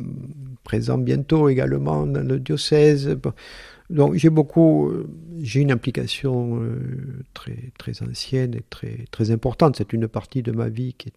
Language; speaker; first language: French; native; French